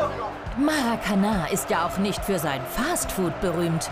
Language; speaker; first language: German; native; German